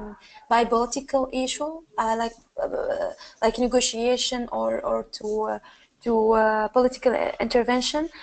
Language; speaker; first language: English; non-native, learner; Arabic